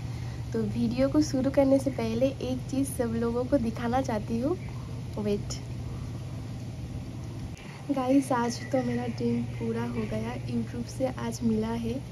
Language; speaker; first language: Hindi; non-native, local second language; Bangla